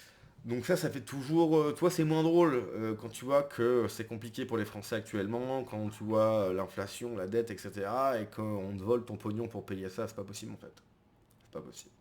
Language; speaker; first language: French; native; French